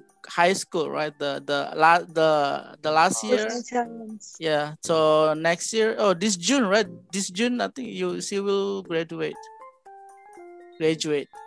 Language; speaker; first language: English; non-native, fluent; Indonesian